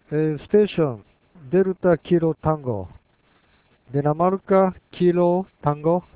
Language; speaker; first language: English; non-native, learner; Japanese